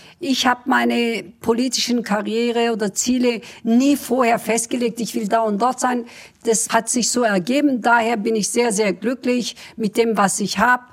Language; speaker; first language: German; early bilingual, other home language; Kurdish